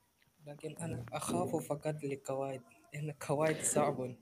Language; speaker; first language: Arabic; non-native, learner; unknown